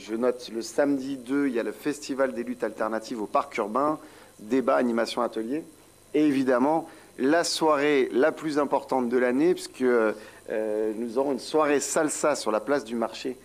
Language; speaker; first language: French; native; French